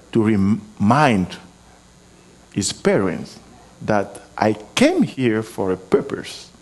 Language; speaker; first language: English; non-native, fluent; Lingala